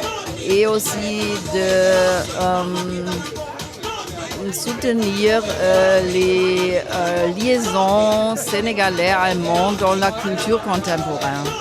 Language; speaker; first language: French; non-native, fluent; German